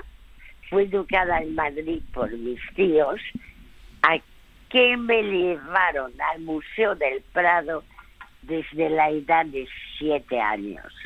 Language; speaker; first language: Spanish; early bilingual, other home language; French